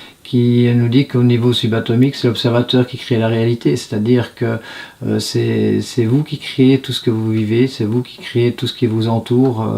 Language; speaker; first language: French; native; French